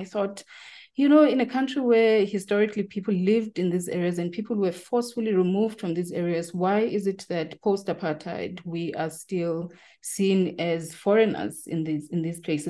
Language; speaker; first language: English; non-native, local second language; Tsonga